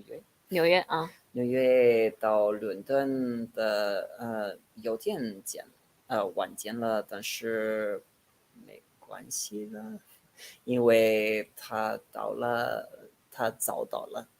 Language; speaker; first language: Chinese; non-native, learner; English